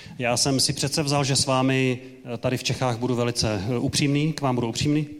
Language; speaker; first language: Czech; native; Czech